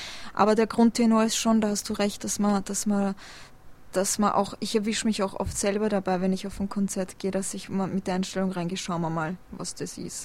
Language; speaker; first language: German; early bilingual, other home language; Polish